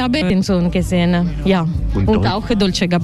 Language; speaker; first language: German; non-native, learner; Italian